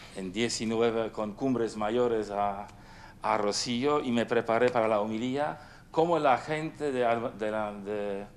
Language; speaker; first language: Spanish; non-native, fluent; Polish